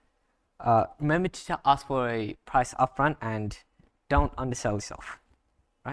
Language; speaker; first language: English; native; English